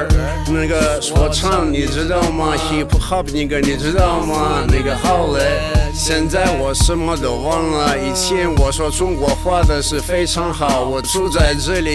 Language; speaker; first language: Chinese; non-native, learner; Russian